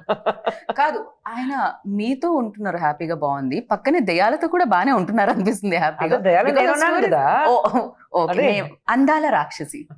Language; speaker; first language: Telugu; native; Telugu